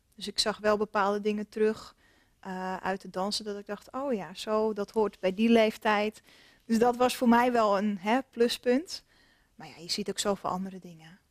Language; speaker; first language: Dutch; native; Dutch